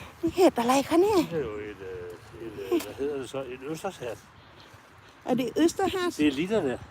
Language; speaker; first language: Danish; non-native, learner; Thai